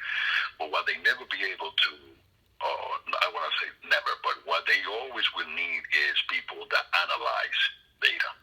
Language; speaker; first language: English; non-native, fluent; Spanish